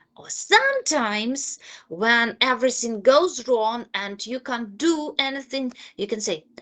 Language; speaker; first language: English; non-native, fluent; Ukrainian